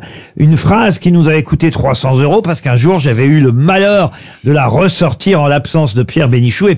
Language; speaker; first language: French; native; French